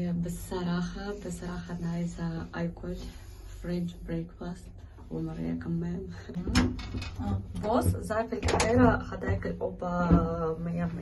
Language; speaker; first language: Arabic; non-native, learner; Russian